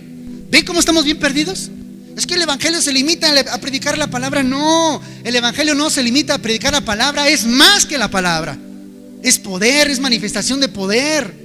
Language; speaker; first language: Spanish; native; Spanish